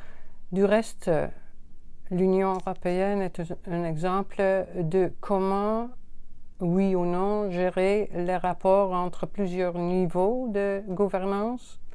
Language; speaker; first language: French; non-native, fluent; Dutch